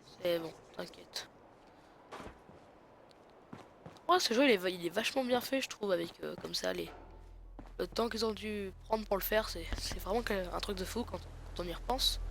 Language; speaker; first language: French; native; French